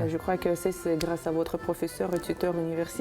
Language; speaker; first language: French; non-native, fluent; Uzbek